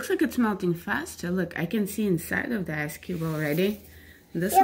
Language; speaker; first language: English; non-native, fluent; Russian